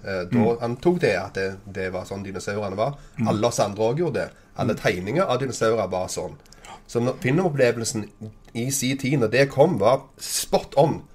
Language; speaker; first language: Norwegian; native; Norwegian